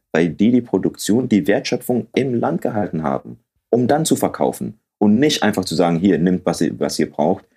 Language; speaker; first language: German; early bilingual, other home language; Akan